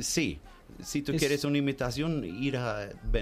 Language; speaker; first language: Spanish; non-native, learner; Swedish